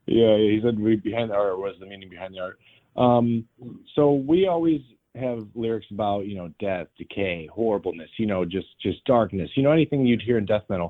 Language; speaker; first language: English; native; English